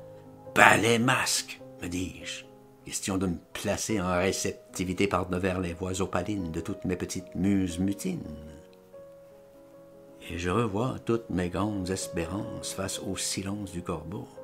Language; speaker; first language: French; native; French